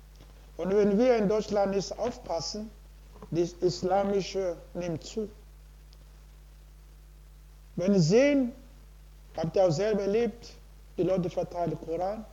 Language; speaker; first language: German; non-native, learner; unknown